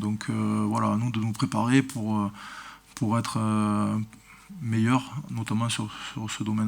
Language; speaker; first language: French; native; French